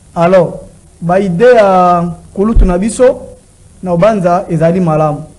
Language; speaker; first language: Lingala; native; Lingala